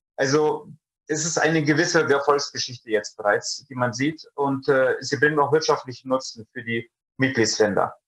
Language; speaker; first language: German; early bilingual, other home language; Russian